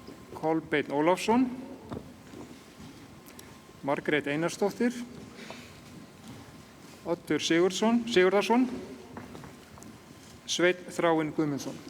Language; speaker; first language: Icelandic; native; Icelandic